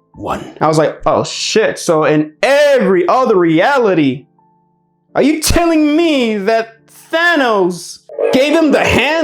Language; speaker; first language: English; native; English